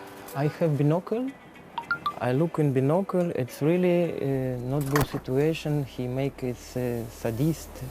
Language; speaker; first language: English; non-native, learner; Russian